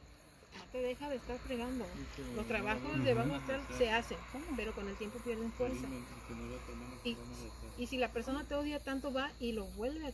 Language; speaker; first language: Spanish; native; Spanish